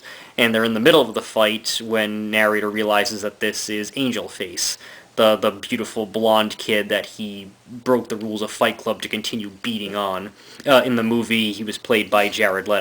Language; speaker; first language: English; native; English